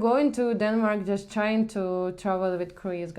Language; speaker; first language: English; non-native, learner; Ukrainian